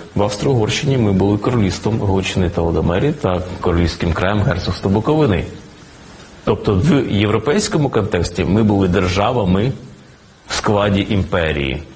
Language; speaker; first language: Ukrainian; native; Ukrainian